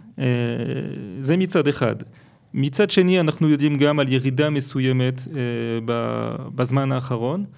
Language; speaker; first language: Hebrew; non-native, fluent; French